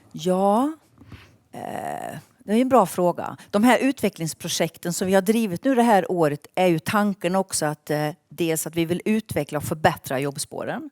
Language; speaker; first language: Swedish; native; Swedish